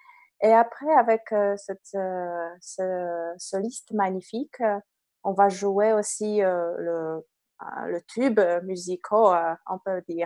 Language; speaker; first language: French; non-native, fluent; Polish